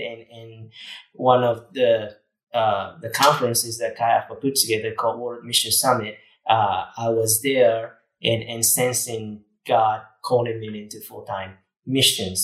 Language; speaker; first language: English; non-native, fluent; Japanese